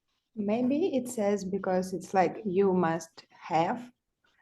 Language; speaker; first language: English; non-native, learner; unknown